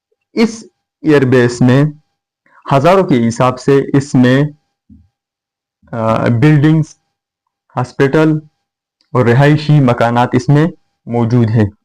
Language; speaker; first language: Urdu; non-native, fluent; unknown